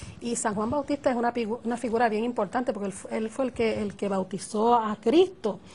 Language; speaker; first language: Spanish; native; Spanish